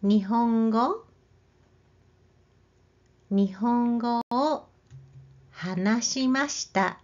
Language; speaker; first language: Japanese; non-native, learner; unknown